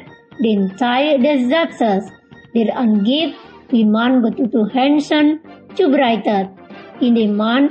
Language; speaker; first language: German; non-native, fluent; Indonesian